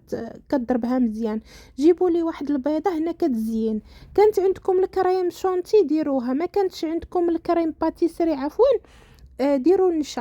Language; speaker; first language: Arabic; native; Arabic